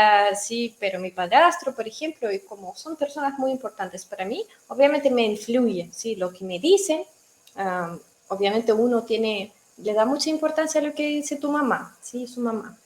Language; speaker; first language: Spanish; non-native, fluent; Russian